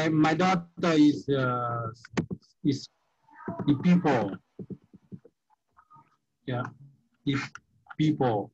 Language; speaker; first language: English; non-native, learner; Vietnamese